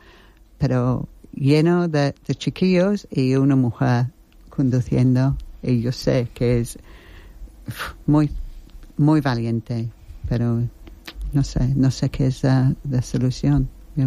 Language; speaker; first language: Spanish; non-native, learner; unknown